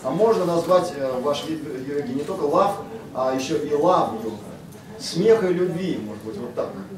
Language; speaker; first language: Russian; native; Russian